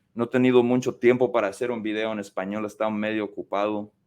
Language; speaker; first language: Spanish; early bilingual, heritage; Spanish